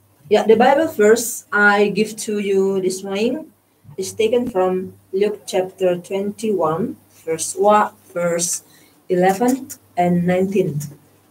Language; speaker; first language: English; non-native, fluent; Indonesian